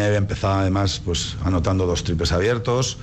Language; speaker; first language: Spanish; native; Spanish